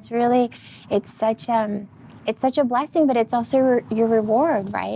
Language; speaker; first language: English; native; English